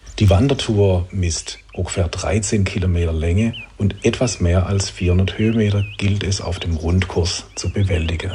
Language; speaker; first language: German; native; German